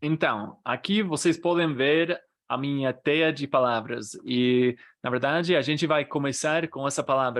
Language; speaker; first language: Portuguese; non-native, fluent; English